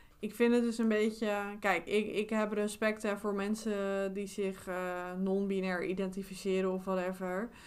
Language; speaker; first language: Dutch; native; Dutch